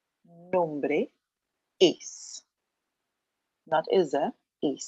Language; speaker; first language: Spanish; non-native, fluent; English